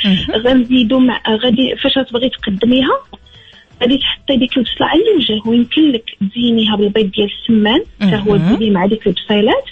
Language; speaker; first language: Arabic; native; Arabic